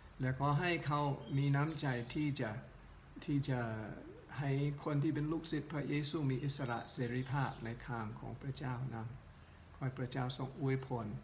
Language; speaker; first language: Thai; non-native, local second language; Northeastern Thai